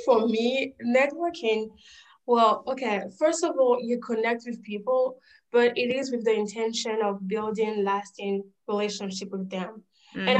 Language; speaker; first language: English; non-native, fluent; French